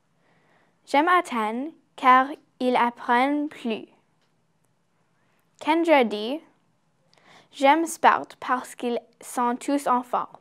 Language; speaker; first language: French; non-native, learner; English